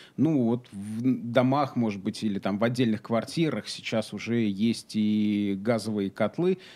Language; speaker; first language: Russian; native; Russian